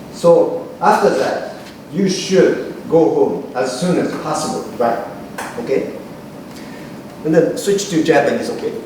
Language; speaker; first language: English; non-native, learner; Japanese